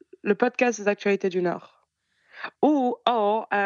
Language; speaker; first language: English; non-native, fluent; French